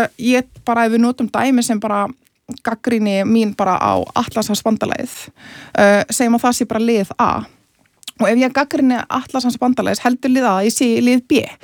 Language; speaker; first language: Icelandic; non-native, fluent; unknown